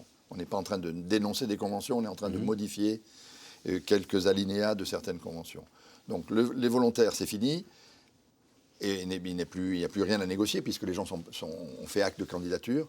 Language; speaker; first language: French; native; French